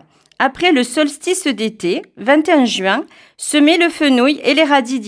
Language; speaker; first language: French; native; French